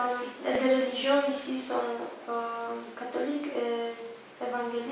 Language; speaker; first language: French; non-native, learner; Romanian